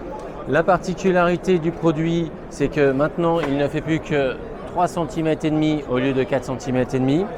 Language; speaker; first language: French; native; French